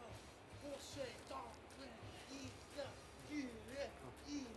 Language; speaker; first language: Chinese; non-native, learner; English